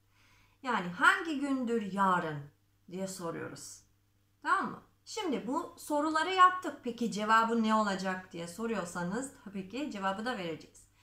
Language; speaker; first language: Turkish; non-native, fluent; Macedonian